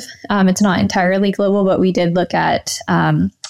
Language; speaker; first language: English; native; English